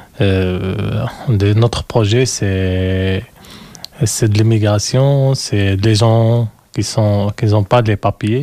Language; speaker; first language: French; non-native, learner; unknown